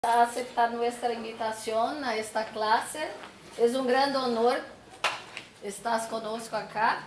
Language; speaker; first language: Spanish; non-native, learner; Portuguese